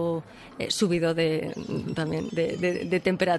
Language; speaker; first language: Spanish; native; Spanish